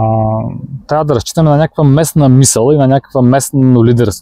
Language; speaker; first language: Bulgarian; native; Bulgarian